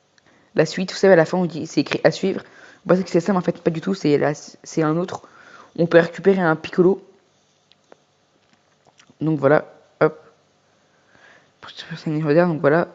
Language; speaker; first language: French; native; French